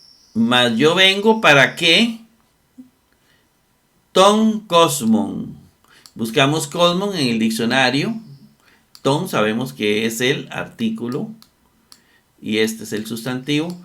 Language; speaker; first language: Spanish; native; Spanish